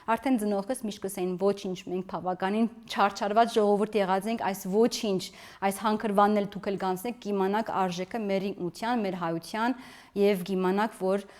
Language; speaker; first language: Armenian; early bilingual, heritage; Armenian